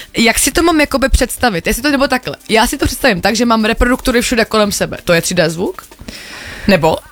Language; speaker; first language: Czech; native; Czech